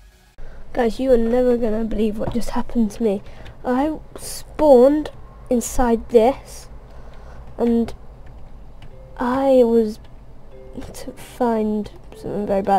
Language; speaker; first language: English; native; English